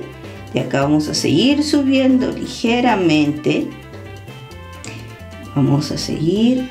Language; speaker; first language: Spanish; native; Spanish